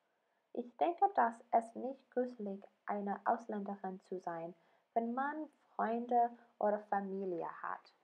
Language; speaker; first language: German; non-native, learner; English